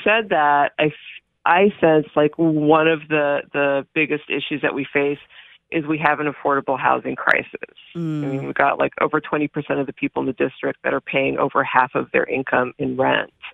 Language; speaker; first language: English; early bilingual, other home language; Hebrew